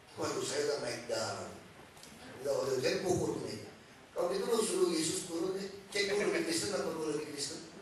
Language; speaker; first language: Indonesian; native; Indonesian